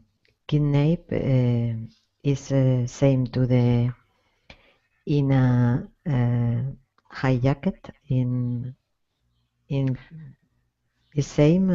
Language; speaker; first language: English; non-native, learner; Spanish